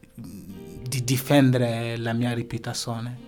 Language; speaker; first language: Italian; non-native, fluent; Bambara